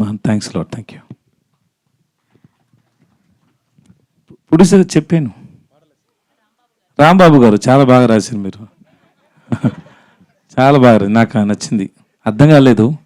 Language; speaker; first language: Telugu; non-native, learner; Tamil